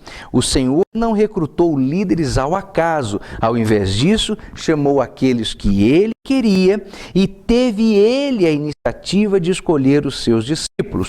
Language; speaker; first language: Portuguese; native; Portuguese